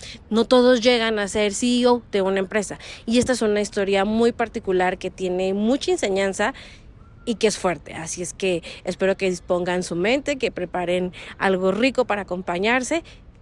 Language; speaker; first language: Spanish; native; Spanish